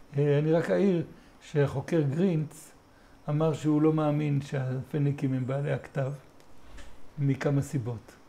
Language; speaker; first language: Hebrew; native; Hebrew